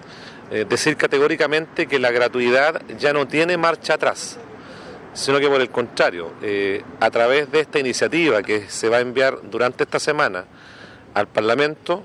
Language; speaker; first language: Spanish; native; Spanish